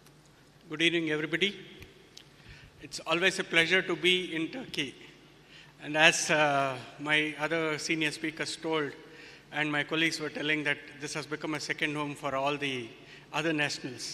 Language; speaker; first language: English; non-native, fluent; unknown